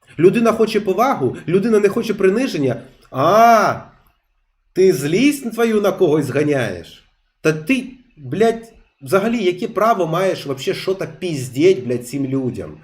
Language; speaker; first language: Ukrainian; non-native, local second language; Russian